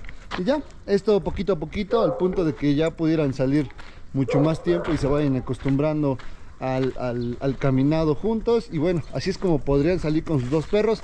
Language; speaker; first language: Spanish; native; Spanish